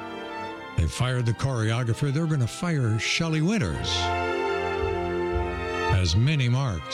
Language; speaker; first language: English; native; English